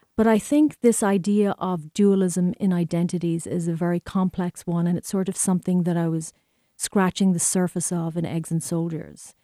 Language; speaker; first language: English; native; English